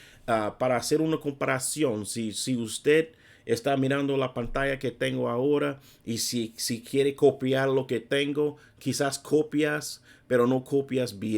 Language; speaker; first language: Spanish; non-native, fluent; English